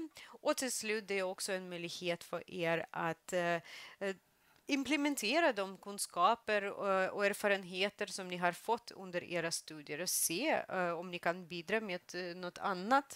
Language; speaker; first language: Swedish; non-native, fluent; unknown